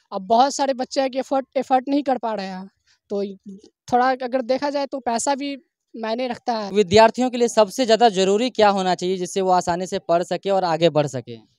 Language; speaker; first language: Hindi; native; Hindi